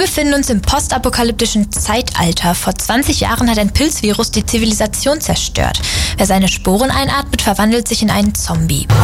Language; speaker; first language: German; native; German